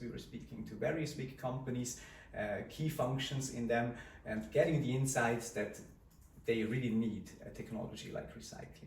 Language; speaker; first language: English; non-native, fluent; Swiss German